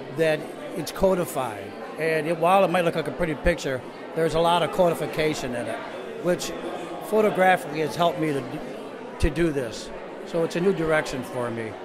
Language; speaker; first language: English; native; English